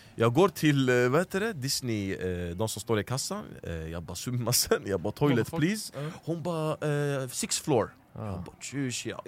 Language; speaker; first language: Swedish; early bilingual, other home language; Arabic